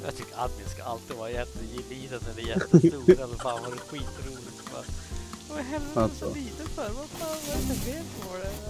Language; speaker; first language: Swedish; native; Swedish